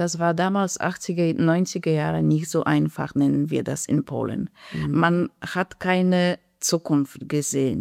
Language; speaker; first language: German; non-native, fluent; Polish